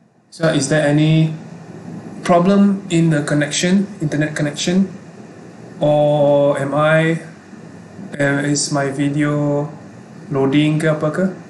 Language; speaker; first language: English; non-native, local second language; Malay